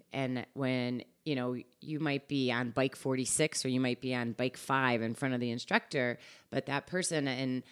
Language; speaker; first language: English; native; English